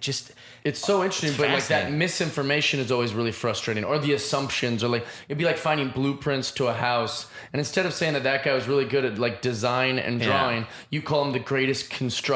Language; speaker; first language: English; native; English